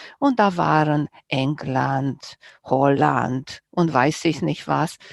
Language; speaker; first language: German; non-native, fluent; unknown